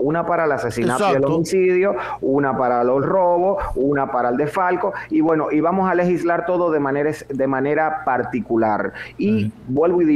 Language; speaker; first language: Spanish; native; Spanish